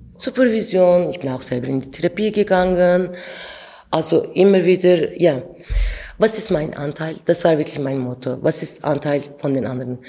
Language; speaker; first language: German; non-native, fluent; Turkish